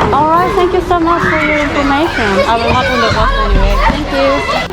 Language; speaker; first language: English; non-native, fluent; Korean